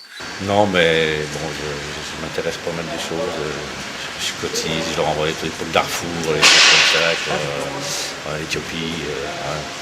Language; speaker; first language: French; native; French